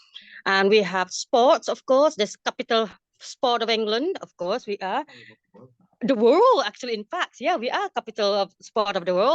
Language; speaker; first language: English; non-native, fluent; Indonesian